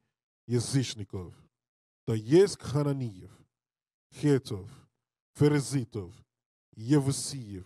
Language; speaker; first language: Russian; non-native, learner; English